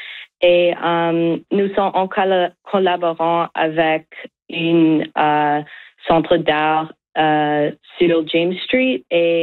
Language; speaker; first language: French; non-native, learner; English